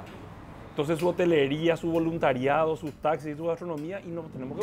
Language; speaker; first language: Spanish; native; Spanish